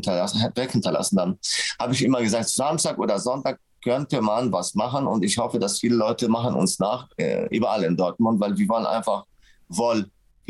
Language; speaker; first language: German; non-native, fluent; Arabic